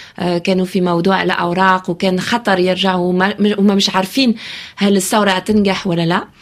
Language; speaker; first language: Arabic; early bilingual, heritage; French